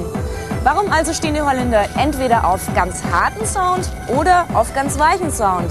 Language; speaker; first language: German; native; German